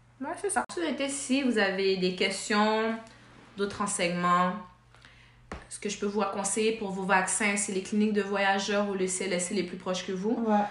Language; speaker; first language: French; native; French